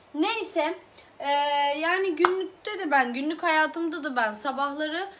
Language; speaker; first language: Turkish; early bilingual, other home language; Azerbaijani